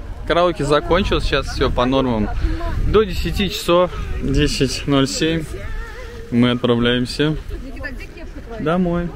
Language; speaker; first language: Russian; native; Russian